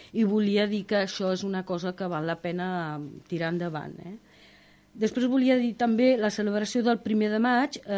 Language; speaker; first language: Catalan; non-native, local second language; Spanish